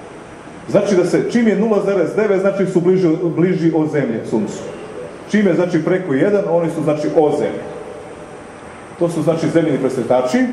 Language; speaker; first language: Serbian; native; Serbian